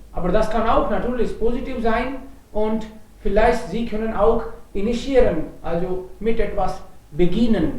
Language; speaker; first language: German; non-native, fluent; Hindi